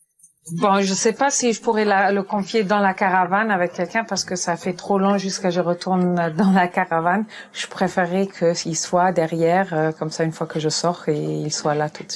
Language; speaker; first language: French; non-native, fluent; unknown